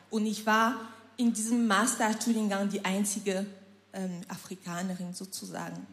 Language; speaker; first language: German; non-native, fluent; French